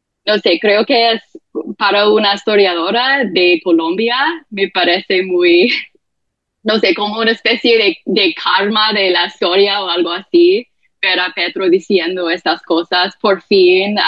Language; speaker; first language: Spanish; non-native, fluent; English